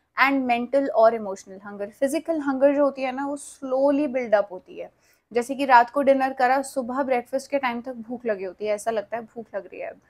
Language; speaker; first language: Hindi; native; Hindi